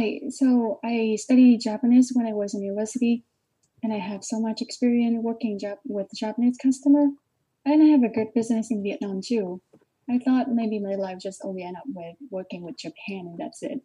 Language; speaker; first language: English; non-native, learner; Vietnamese